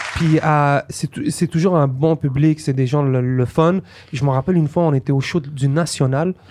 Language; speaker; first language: French; native; French